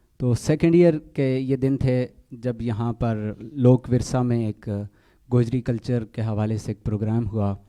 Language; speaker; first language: Urdu; non-native, local second language; Gujari